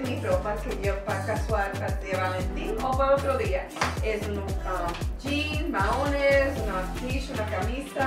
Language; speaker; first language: Spanish; early bilingual, heritage; Spanish